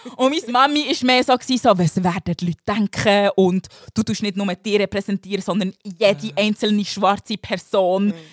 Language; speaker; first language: German; early bilingual, other home language; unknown